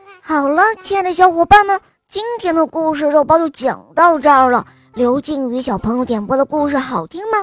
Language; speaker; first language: Chinese; native; Chinese